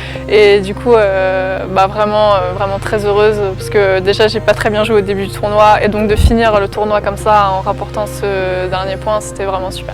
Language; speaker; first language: French; native; French